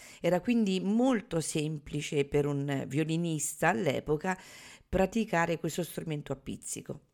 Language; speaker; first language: Italian; native; Italian